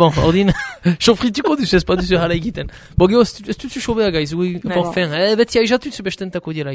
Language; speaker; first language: Basque; native; Basque